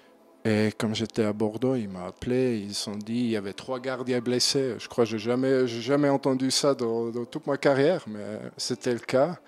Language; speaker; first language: French; non-native, learner; German